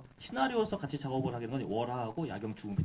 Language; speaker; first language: Korean; native; Korean